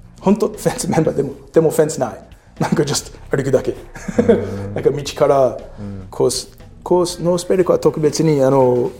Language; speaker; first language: Japanese; non-native, learner; English